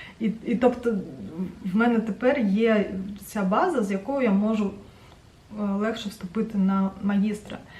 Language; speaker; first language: Ukrainian; non-native, local second language; Russian